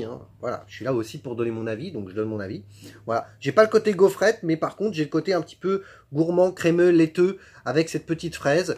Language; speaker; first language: French; native; French